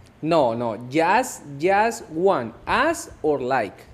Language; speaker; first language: English; non-native, local second language; Spanish